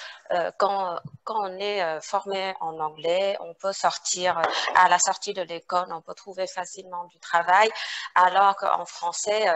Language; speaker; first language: French; non-native, fluent; Vietnamese